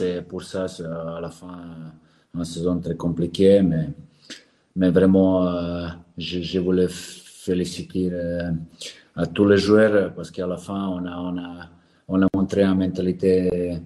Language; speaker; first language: French; non-native, learner; Serbian